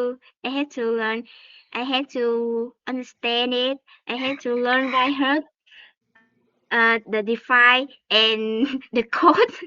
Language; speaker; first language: English; non-native, learner; Vietnamese